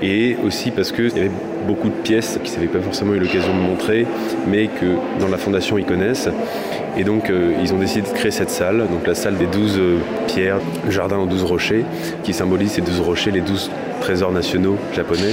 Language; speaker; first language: French; native; French